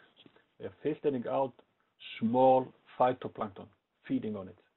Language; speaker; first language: English; non-native, fluent; Icelandic